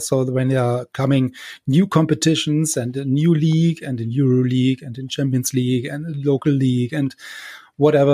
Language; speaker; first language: English; non-native, fluent; German